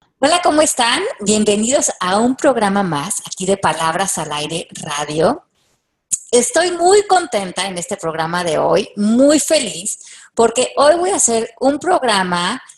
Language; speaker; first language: Spanish; native; Spanish